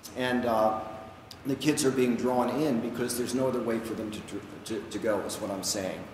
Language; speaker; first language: English; native; English